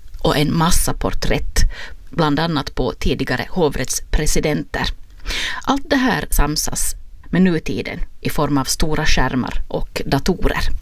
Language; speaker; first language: Swedish; native; Swedish